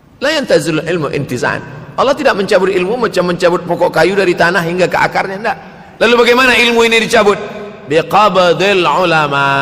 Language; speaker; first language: Malay; native; Malay